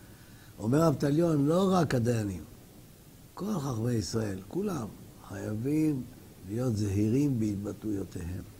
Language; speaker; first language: Hebrew; native; Hebrew